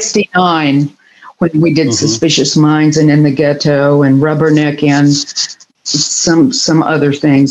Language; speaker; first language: English; native; English